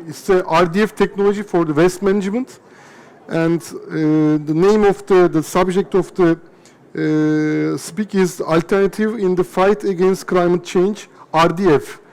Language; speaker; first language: English; non-native, fluent; Turkish